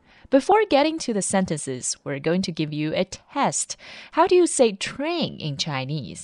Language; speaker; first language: English; non-native, fluent; Chinese